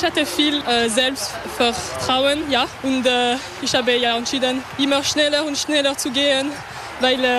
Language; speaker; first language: German; non-native, local second language; French